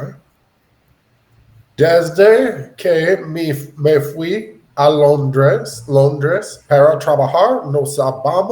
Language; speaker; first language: Spanish; non-native, learner; English